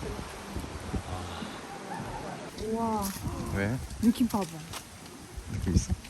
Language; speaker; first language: Korean; non-native, learner; Russian